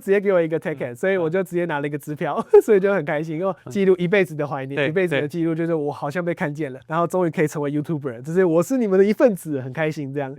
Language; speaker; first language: Chinese; native; Chinese